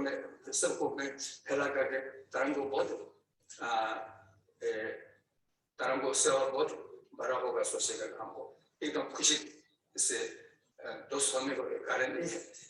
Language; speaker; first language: Hindi; non-native, learner; Tibetan